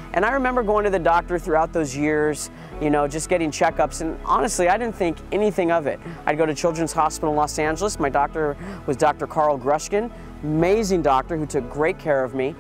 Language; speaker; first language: English; native; English